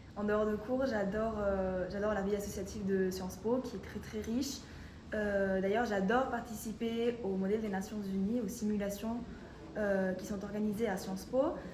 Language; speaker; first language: French; non-native, fluent; Spanish